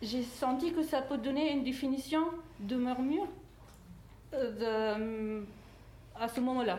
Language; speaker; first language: French; non-native, fluent; Arabic